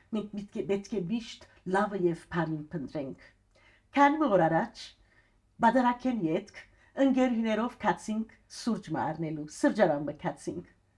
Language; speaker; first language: Armenian; early bilingual, heritage; Armenian